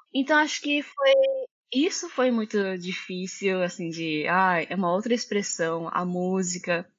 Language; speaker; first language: Portuguese; early bilingual, heritage; Japanese